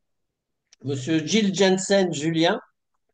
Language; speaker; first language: French; native; French